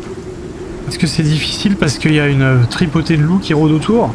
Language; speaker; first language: French; native; French